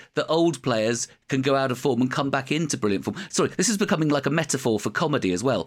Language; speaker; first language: English; native; English